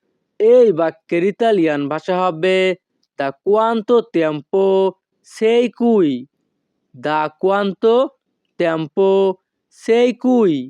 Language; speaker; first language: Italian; non-native, fluent; Bangla